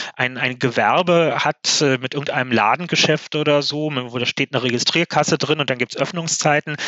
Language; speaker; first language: German; native; German